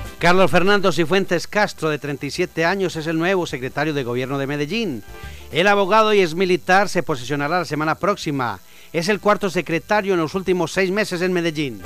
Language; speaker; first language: Spanish; native; Spanish